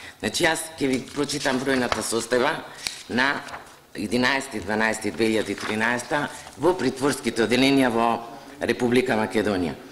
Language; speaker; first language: Macedonian; native; Macedonian